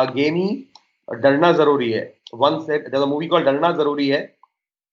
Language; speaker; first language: English; non-native, local second language; Hindi